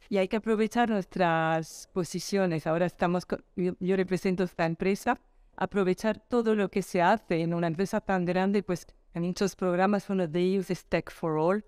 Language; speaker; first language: Spanish; early bilingual, other home language; Arabic